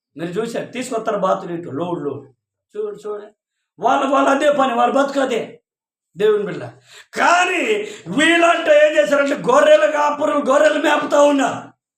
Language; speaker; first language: Telugu; non-native, local second language; Koya